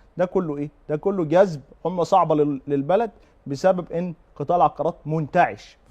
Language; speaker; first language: Arabic; native; Arabic